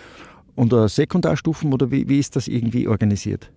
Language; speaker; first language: German; native; German